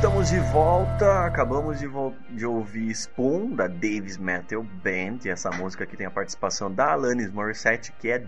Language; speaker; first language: Portuguese; native; Portuguese